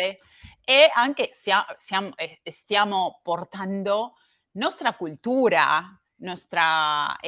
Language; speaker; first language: Italian; non-native, learner; Spanish